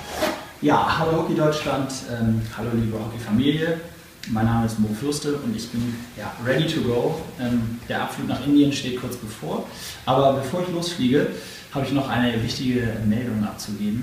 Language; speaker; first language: German; native; German